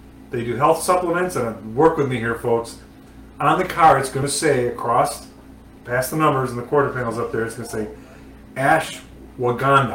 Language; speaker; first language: English; native; English